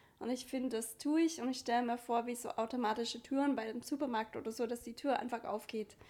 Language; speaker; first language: German; non-native, fluent; English